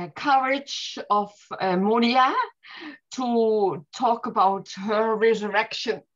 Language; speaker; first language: English; non-native, fluent; German